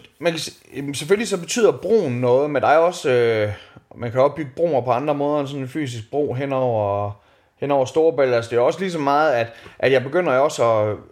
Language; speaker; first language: Danish; native; Danish